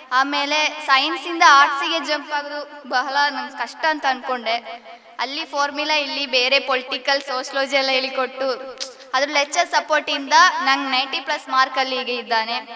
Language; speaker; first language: Kannada; non-native, local second language; Malayalam